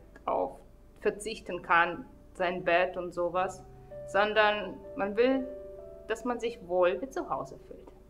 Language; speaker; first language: German; non-native, fluent; Russian